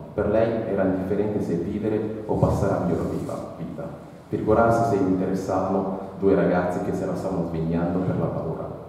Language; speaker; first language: Italian; native; Italian